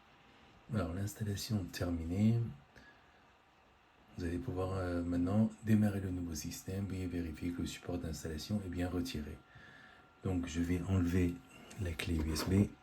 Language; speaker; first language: French; native; French